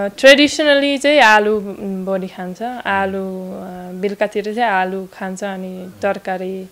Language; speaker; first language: Nepali; non-native, fluent; Dutch